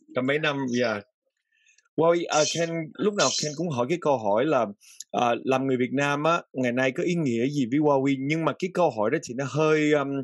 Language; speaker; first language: Vietnamese; early bilingual, heritage; Vietnamese